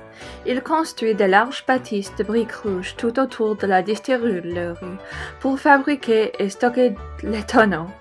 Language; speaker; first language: French; non-native, learner; English